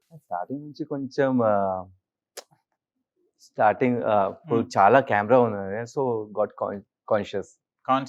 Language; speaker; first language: Telugu; non-native, local second language; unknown